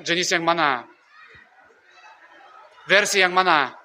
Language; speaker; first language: Indonesian; non-native, learner; Russian